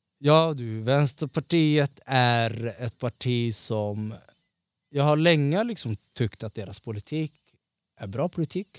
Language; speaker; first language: Swedish; early bilingual, other home language; Somali